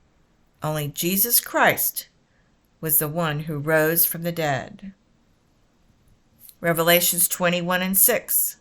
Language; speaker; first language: English; native; English